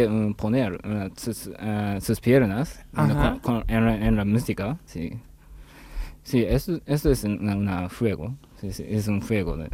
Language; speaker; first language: Spanish; non-native, learner; Japanese